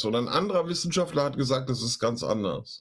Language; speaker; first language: German; native; German